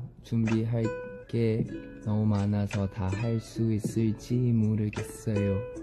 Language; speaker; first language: Korean; non-native, fluent; Thai